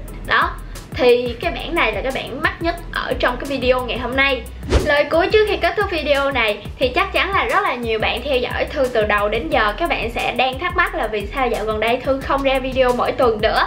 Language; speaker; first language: Vietnamese; native; Vietnamese